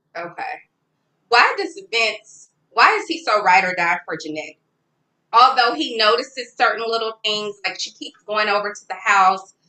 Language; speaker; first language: English; native; English